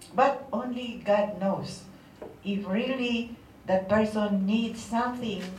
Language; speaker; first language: English; non-native, local second language; Filipino